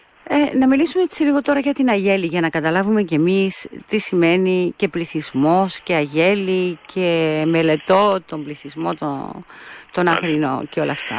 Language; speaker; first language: Greek; native; Greek